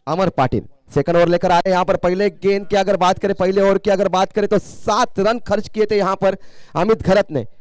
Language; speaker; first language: Hindi; non-native, local second language; Marathi